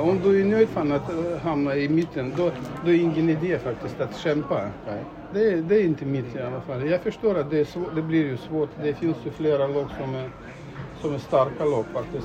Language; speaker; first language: Swedish; non-native, fluent; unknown